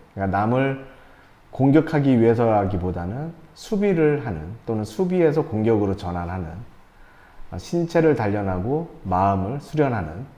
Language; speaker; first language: Korean; native; Korean